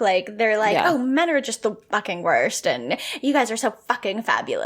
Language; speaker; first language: English; native; English